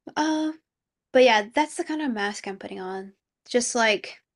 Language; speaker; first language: English; early bilingual, other home language; Korean